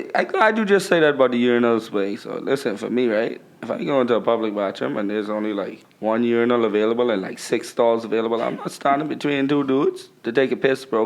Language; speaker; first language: English; native; English